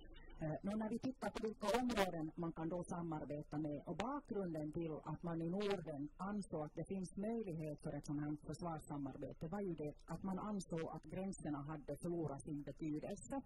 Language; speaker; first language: Swedish; non-native, local second language; Finnish